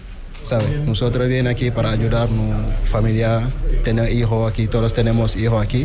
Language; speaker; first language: Spanish; non-native, learner; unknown